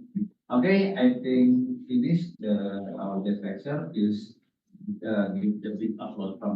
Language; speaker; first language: English; non-native, learner; Indonesian